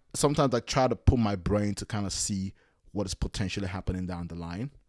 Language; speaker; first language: English; native; English